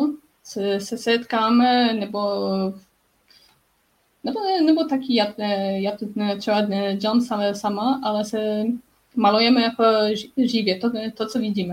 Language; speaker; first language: Czech; non-native, learner; Polish